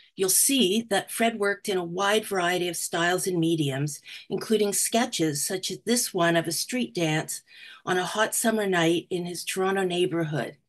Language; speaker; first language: English; native; English